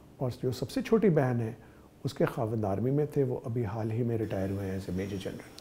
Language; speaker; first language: Urdu; native; Urdu